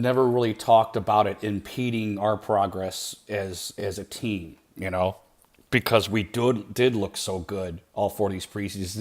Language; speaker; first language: English; native; English